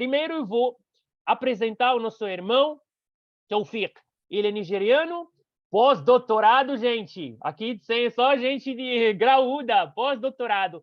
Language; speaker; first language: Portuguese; non-native, fluent; Arabic